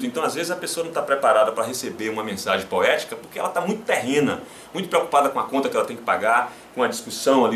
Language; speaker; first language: Portuguese; native; Portuguese